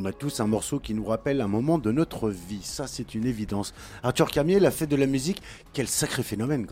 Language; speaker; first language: French; native; French